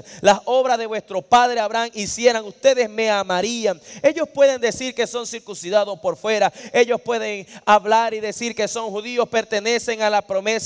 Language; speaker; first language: Spanish; native; Spanish